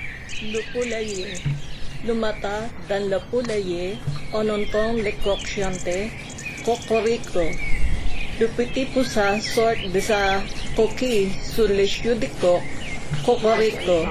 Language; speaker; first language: French; non-native, learner; Filipino